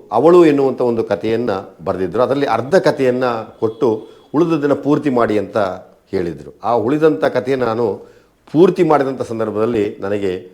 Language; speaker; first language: Kannada; native; Kannada